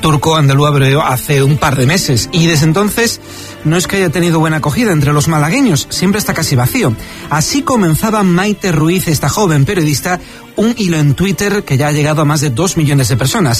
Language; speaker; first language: Spanish; native; Spanish